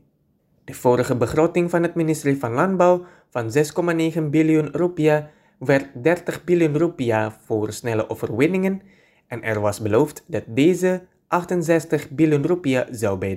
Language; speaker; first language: Dutch; non-native, fluent; Indonesian